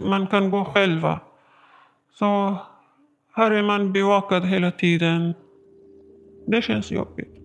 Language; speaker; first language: Swedish; non-native, learner; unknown